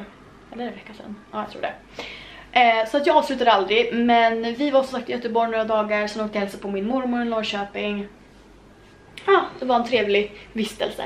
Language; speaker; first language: Swedish; native; Swedish